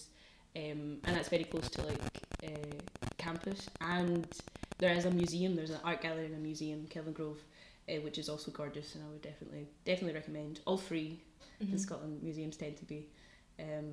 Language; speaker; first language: English; native; English